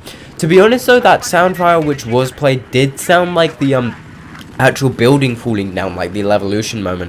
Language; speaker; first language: English; native; English